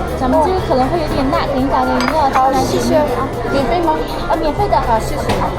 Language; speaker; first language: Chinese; non-native, learner; Korean